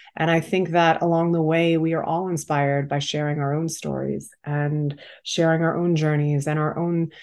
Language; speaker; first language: English; native; English